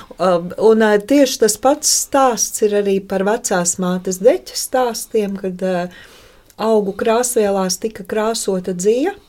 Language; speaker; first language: Latvian; native; Latvian